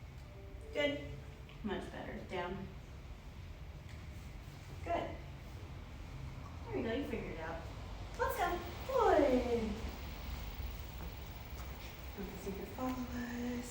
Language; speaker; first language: English; native; English